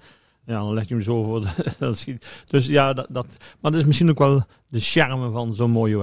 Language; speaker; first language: Dutch; native; Dutch